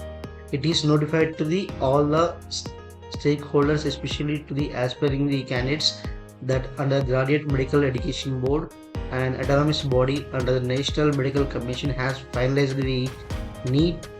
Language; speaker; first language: English; non-native, local second language; Telugu